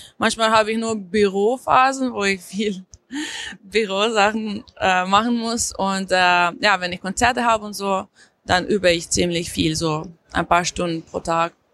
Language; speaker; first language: German; non-native, fluent; Slovenian